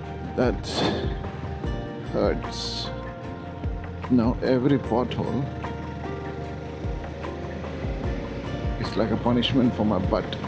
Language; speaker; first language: English; non-native, local second language; Malayalam